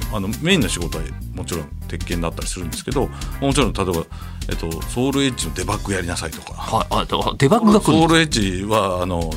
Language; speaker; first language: Japanese; native; Japanese